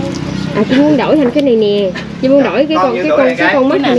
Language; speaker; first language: Vietnamese; native; Vietnamese